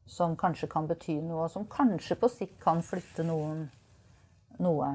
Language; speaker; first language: Norwegian; native; Norwegian